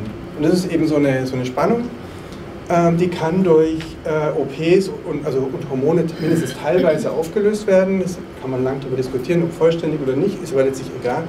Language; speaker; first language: German; native; German